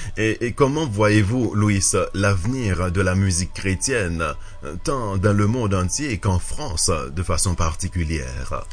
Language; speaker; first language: French; native; French